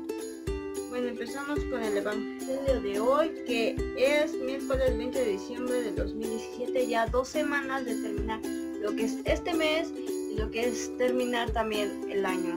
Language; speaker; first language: Spanish; native; Spanish